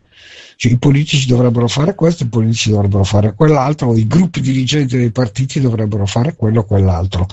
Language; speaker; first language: Italian; native; Italian